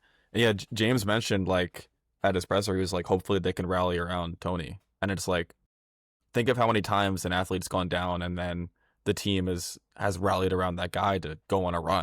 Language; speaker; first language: English; native; English